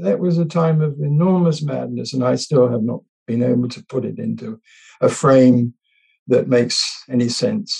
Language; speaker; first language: English; native; English